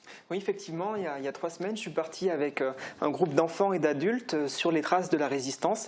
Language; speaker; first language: French; native; French